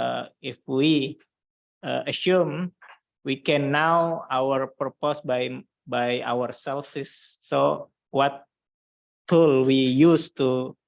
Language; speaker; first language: English; non-native, learner; Indonesian